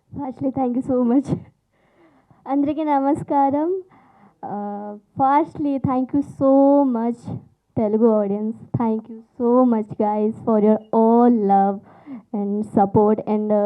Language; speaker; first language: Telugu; non-native, learner; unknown